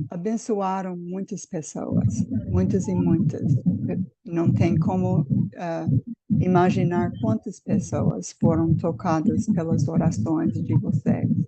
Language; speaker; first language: Portuguese; non-native, fluent; English